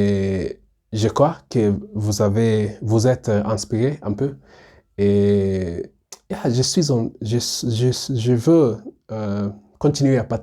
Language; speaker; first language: French; non-native, learner; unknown